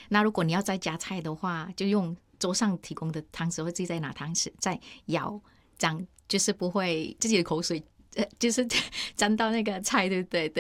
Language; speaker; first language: Chinese; non-native, fluent; Indonesian